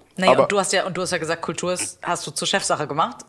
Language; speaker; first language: German; native; German